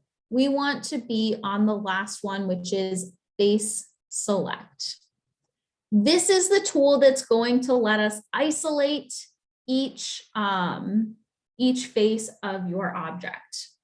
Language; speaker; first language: English; native; English